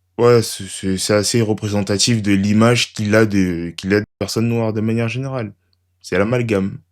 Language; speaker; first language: French; native; French